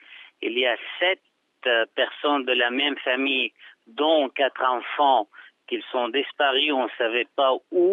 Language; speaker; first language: French; non-native, fluent; Arabic